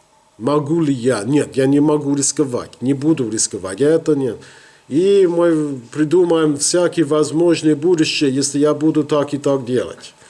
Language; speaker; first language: Russian; non-native, learner; English